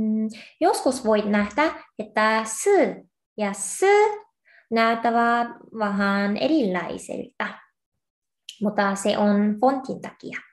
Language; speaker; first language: Finnish; non-native, fluent; Korean